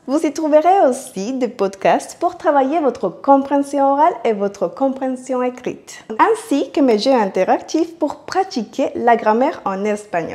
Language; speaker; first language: French; non-native, fluent; Spanish